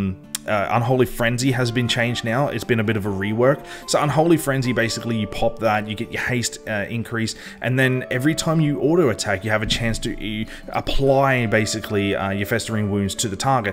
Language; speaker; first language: English; native; English